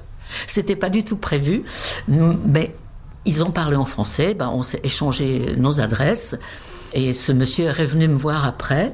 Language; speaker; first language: French; non-native, fluent; Czech